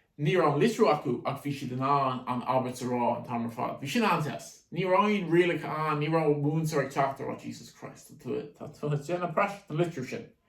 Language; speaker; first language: Irish; native; Irish